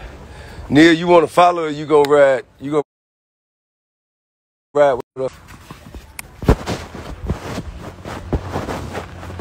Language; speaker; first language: English; native; English